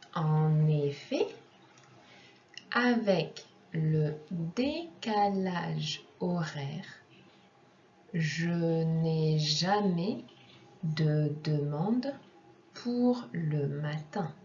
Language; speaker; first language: French; non-native, fluent; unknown